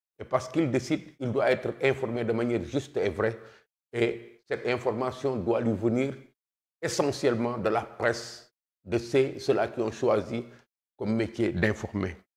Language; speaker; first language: French; non-native, local second language; Wolof